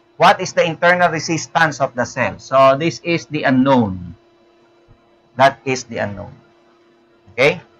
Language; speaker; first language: English; non-native, local second language; Filipino